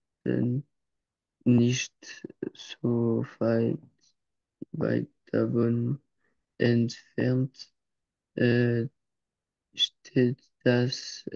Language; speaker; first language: German; non-native, learner; French